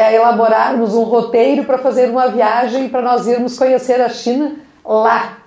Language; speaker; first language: Portuguese; native; Portuguese